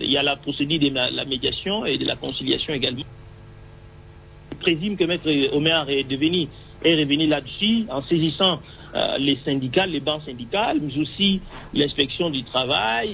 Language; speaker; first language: French; non-native, local second language; Swahili